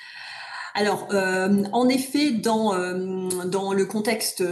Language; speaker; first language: French; native; French